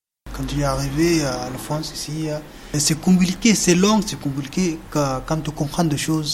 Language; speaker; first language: French; non-native, learner; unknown